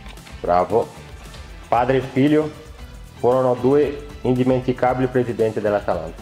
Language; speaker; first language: Italian; non-native, fluent; Portuguese